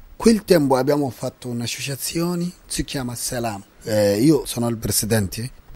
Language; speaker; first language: Italian; non-native, learner; Arabic